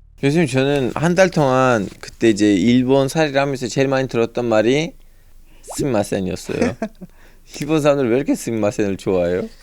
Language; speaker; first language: Korean; native; Korean